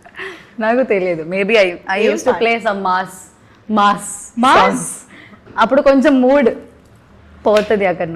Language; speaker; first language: Telugu; non-native, learner; Malayalam